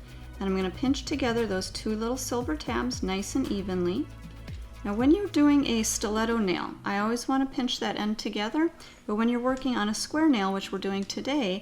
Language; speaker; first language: English; native; English